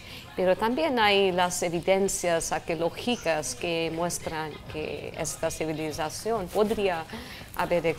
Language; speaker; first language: Spanish; non-native, fluent; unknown